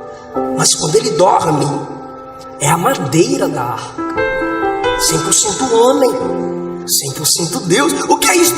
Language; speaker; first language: Portuguese; native; Portuguese